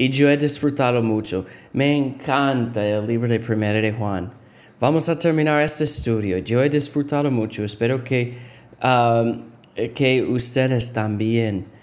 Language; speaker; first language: Spanish; non-native, fluent; English